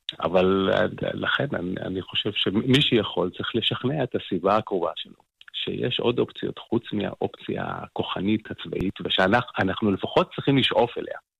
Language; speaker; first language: Hebrew; early bilingual, other home language; English